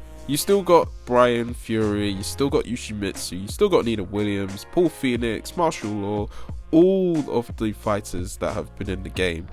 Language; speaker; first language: English; native; English